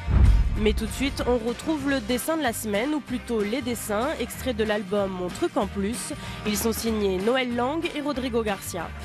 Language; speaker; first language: French; native; French